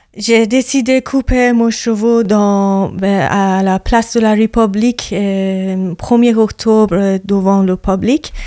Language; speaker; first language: French; non-native, learner; Persian